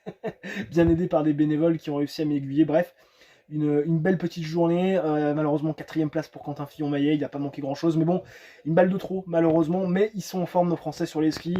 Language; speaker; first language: French; native; French